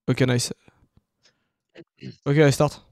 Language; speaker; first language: English; non-native, learner; French